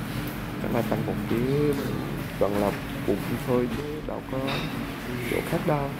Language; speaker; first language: Vietnamese; non-native, fluent; Japanese